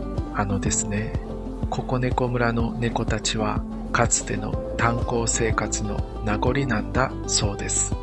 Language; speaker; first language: Japanese; native; Japanese